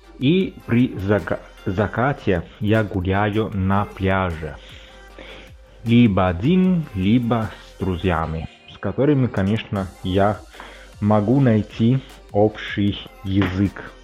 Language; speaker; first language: Russian; non-native, fluent; Italian